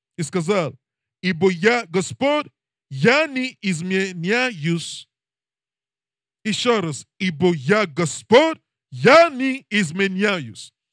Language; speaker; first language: Russian; non-native, learner; English